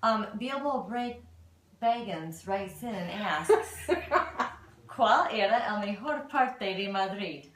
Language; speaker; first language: Spanish; non-native, learner; English